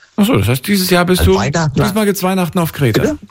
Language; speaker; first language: German; native; German